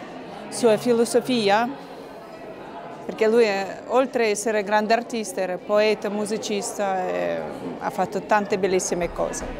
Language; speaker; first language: Italian; non-native, fluent; Albanian